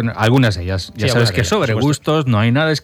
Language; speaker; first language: Spanish; native; Spanish